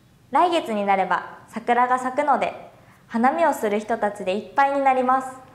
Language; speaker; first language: Japanese; non-native, fluent; Vietnamese